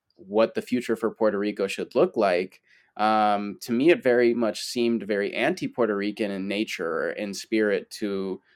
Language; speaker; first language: English; early bilingual, other home language; Spanish